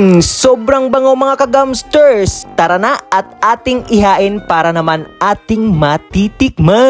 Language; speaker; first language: Filipino; non-native, local second language; Hiligaynon